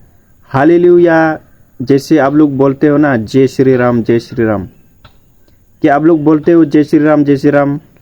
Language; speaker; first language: Hindi; non-native, local second language; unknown